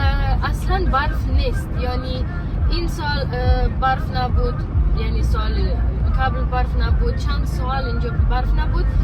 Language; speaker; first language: Persian; early bilingual, heritage; Persian